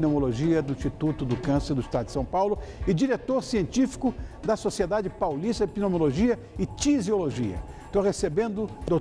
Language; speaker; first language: Portuguese; native; Portuguese